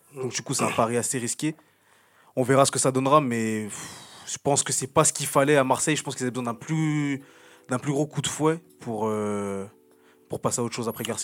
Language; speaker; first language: French; native; French